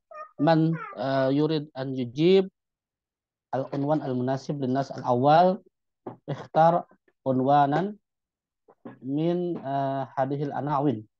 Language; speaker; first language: Arabic; non-native, fluent; Indonesian